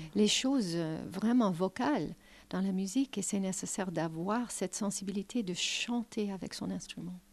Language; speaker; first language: French; non-native, learner; English